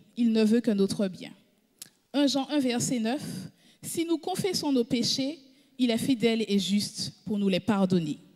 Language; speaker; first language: French; native; French